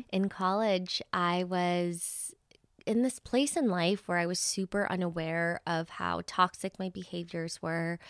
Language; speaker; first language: English; early bilingual, other home language; Spanish